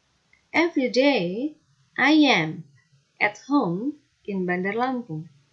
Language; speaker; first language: English; non-native, fluent; Indonesian